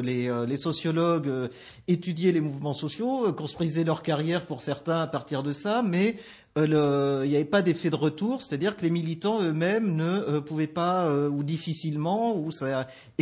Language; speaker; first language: French; native; French